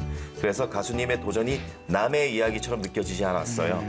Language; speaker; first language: Korean; native; Korean